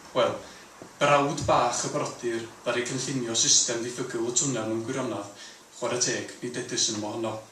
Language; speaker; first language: Welsh; native; Welsh